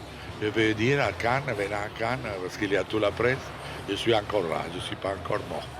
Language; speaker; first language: French; non-native, fluent; Italian